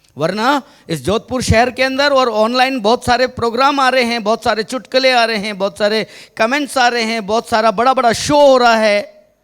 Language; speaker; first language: Hindi; non-native, local second language; Malayalam